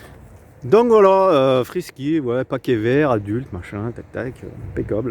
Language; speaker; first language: French; native; French